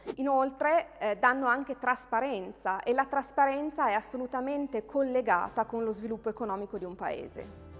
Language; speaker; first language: Italian; native; Italian